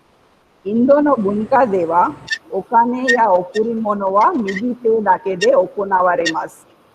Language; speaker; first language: Japanese; non-native, fluent; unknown